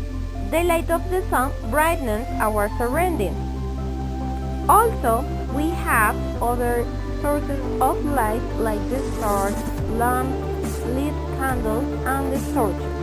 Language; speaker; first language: English; non-native, fluent; Spanish